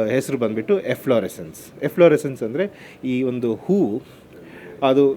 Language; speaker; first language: Kannada; native; Kannada